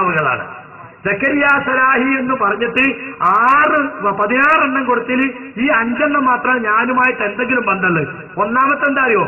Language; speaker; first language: Malayalam; native; Malayalam